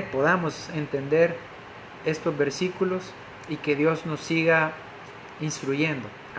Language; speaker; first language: Spanish; native; Spanish